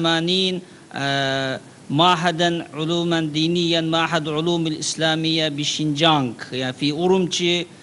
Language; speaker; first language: Arabic; non-native, learner; Uyghur